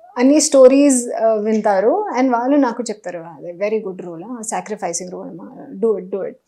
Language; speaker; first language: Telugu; non-native, local second language; Hindi